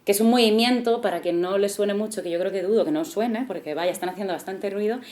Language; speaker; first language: Spanish; non-native, local second language; Catalan